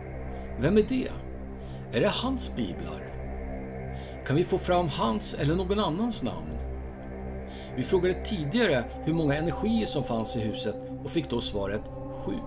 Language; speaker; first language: Swedish; native; Swedish